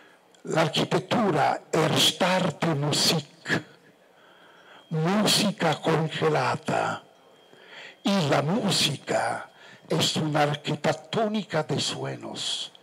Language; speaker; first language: Spanish; non-native, fluent; Italian